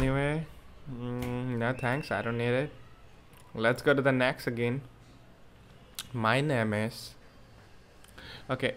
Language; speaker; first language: English; non-native, learner; Bangla